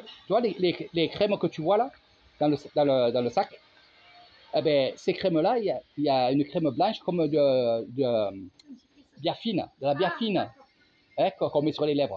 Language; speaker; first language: French; native; French